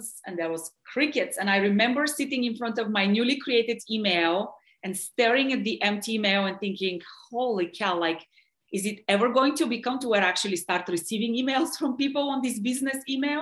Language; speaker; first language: English; non-native, fluent; Bulgarian